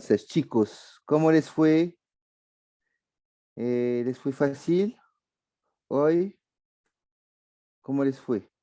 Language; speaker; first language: Spanish; non-native, fluent; French